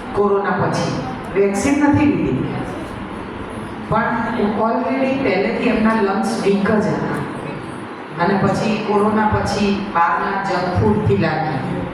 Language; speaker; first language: Gujarati; native; Gujarati